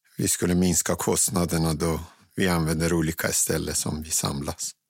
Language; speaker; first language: Swedish; non-native, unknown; Persian